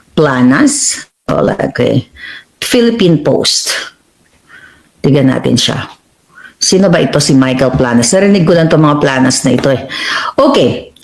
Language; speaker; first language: Filipino; native; Filipino